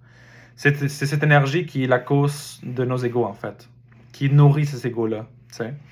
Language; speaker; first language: French; native; French